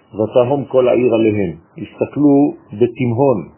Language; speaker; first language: Hebrew; non-native, fluent; French